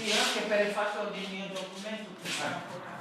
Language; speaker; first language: Italian; non-native, fluent; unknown